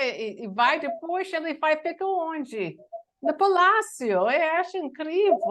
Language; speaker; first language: Portuguese; non-native, learner; English